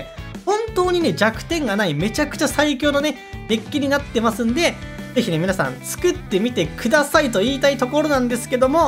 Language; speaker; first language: Japanese; native; Japanese